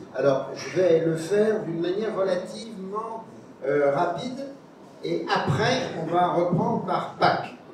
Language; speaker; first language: French; native; French